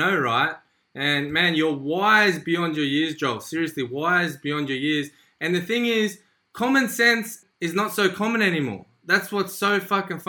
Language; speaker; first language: English; native; English